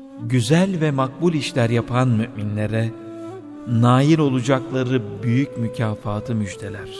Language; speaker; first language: Turkish; native; Turkish